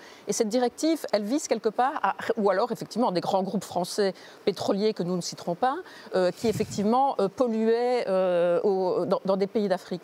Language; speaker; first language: French; native; French